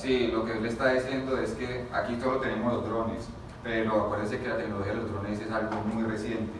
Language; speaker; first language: Spanish; native; Spanish